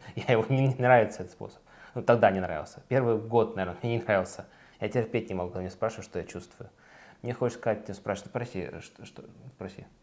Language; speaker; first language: Russian; native; Russian